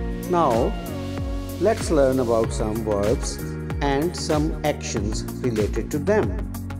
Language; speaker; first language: English; non-native, local second language; Urdu